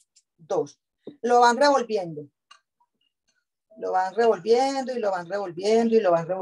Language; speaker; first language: Spanish; native; Spanish